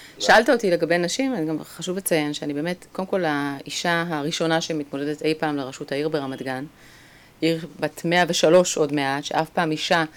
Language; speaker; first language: Hebrew; native; Hebrew